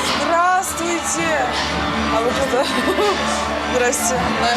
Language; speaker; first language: Russian; native; Russian